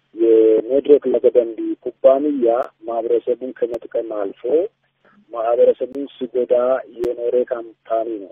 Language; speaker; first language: Amharic; non-native, local second language; Oromo